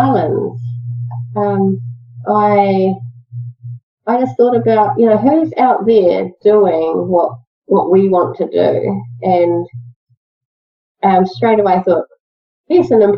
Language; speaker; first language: English; native; English